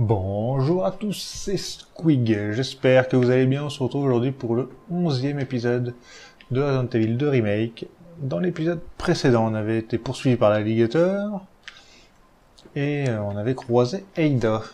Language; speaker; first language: French; native; French